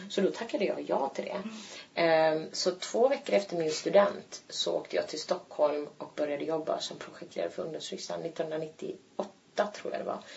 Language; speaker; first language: Swedish; early bilingual, other home language; Turkish